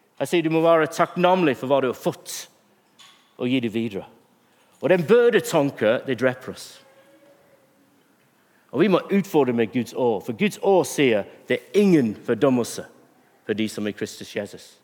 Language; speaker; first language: Norwegian; non-native, fluent; English